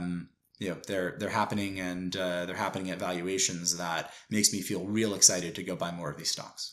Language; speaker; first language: English; native; English